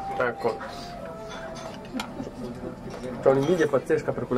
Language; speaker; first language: Italian; native; Italian